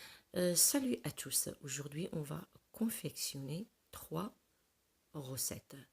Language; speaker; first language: French; non-native, local second language; Arabic